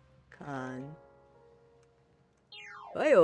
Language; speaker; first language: Japanese; non-native, learner; English